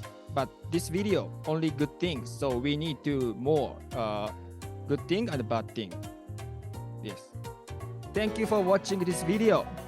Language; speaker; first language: English; non-native, learner; Japanese